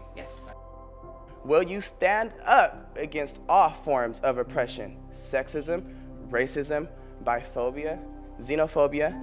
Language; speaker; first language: English; native; English